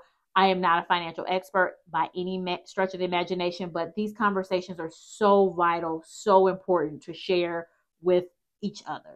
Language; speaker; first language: English; native; English